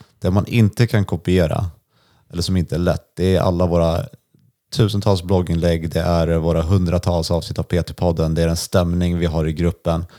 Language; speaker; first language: Swedish; native; Swedish